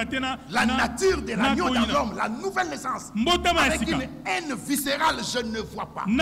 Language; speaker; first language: French; non-native, local second language; Lingala